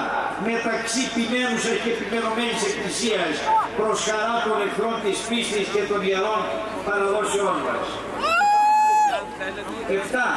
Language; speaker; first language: Greek; native; Greek